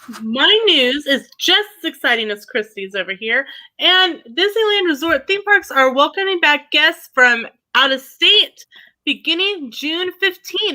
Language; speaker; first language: English; native; English